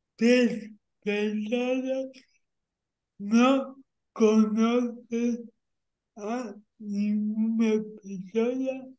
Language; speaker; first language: Spanish; native; Spanish